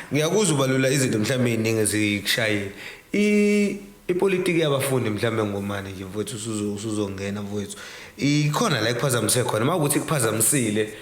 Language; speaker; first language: Zulu; native; Zulu